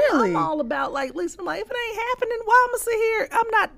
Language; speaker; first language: English; native; English